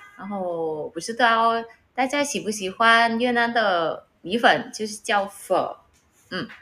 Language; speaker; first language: Chinese; non-native, learner; Vietnamese